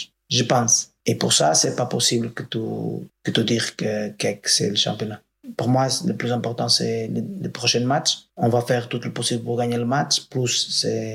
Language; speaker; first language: French; non-native, learner; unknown